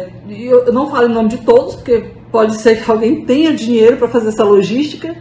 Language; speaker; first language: Portuguese; native; Portuguese